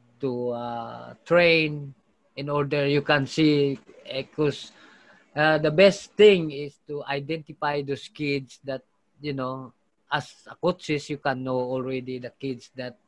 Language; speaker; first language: English; non-native, local second language; Filipino